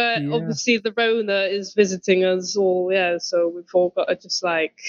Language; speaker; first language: English; native; English